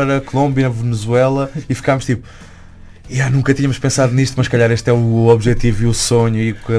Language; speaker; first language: Portuguese; native; Portuguese